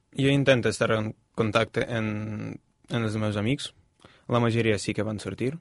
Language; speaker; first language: Catalan; non-native, fluent; Ukrainian